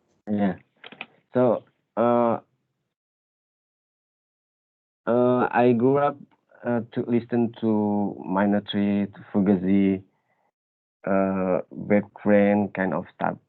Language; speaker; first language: English; non-native, learner; Indonesian